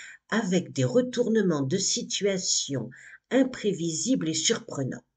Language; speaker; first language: French; native; French